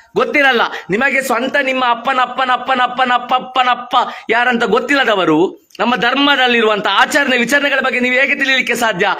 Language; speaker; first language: Kannada; non-native, local second language; Tulu